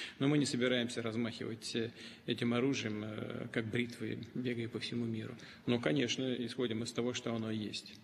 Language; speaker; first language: Russian; native; Russian